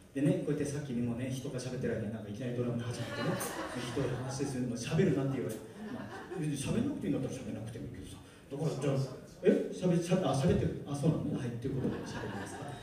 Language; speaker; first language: Japanese; native; Japanese